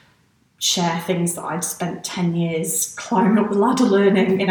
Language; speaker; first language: English; native; English